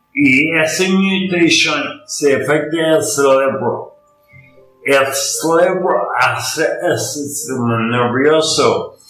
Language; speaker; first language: Spanish; non-native, learner; English